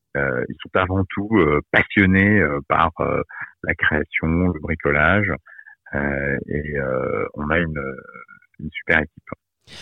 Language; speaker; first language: French; native; French